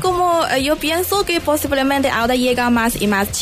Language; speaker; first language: Spanish; non-native, learner; Chinese